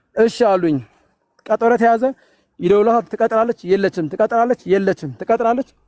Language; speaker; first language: Amharic; non-native, local second language; Sebat Bet Gurage